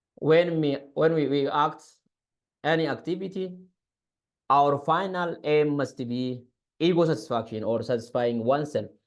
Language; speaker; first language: English; non-native, local second language; Amharic